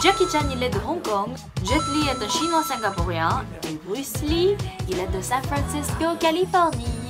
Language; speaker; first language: French; non-native, fluent; Korean